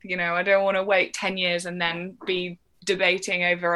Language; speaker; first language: English; native; English